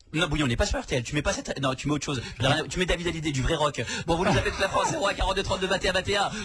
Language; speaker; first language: French; native; French